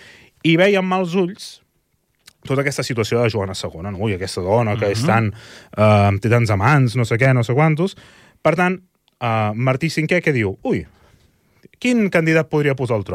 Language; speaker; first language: Catalan; native; Catalan